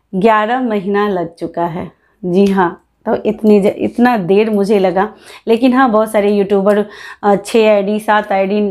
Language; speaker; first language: Hindi; native; Hindi